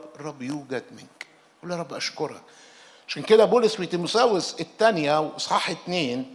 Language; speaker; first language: Arabic; native; Arabic